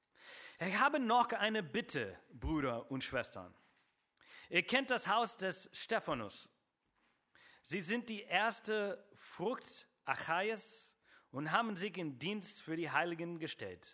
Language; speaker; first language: German; non-native, fluent; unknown